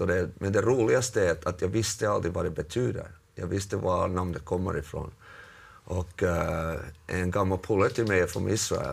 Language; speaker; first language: Swedish; non-native, local second language; Finnish